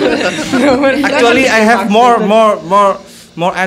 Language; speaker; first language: English; non-native, learner; Indonesian